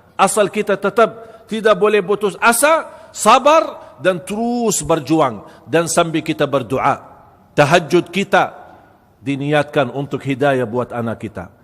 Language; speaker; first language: Malay; non-native, fluent; Arabic